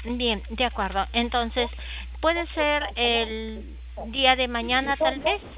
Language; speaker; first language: Spanish; native; Spanish